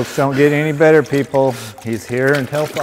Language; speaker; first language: English; native; English